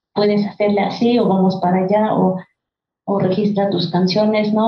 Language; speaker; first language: Spanish; non-native, local second language; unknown